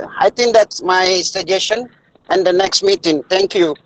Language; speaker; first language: English; non-native, learner; Indonesian